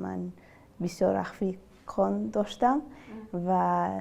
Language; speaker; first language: Persian; early bilingual, other home language; English